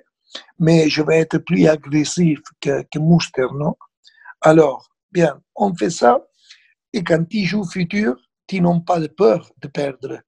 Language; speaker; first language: French; non-native, fluent; Spanish